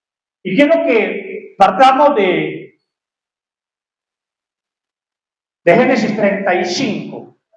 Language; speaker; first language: Spanish; native; Spanish